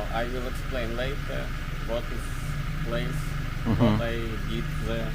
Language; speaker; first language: English; non-native, learner; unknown